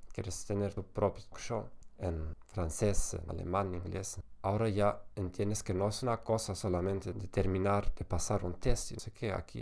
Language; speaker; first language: Spanish; non-native, fluent; German